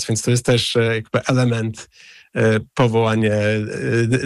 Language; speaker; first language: Polish; non-native, fluent; English